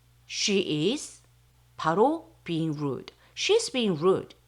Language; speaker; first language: English; non-native, fluent; Korean